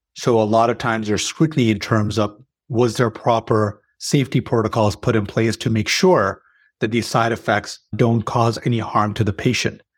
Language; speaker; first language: English; early bilingual, other home language; Arabic